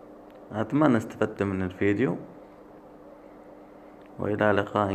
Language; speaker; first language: Arabic; native; Arabic